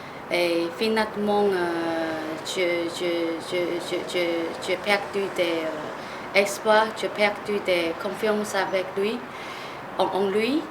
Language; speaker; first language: French; non-native, learner; Chinese